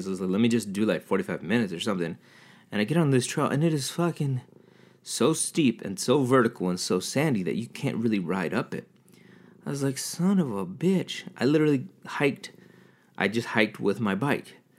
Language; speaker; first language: English; early bilingual, other home language; Spanish